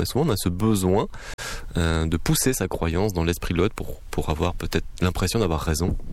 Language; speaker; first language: French; native; French